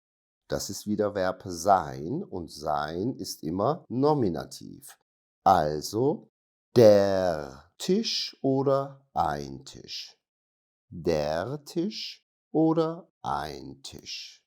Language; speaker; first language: German; non-native, fluent; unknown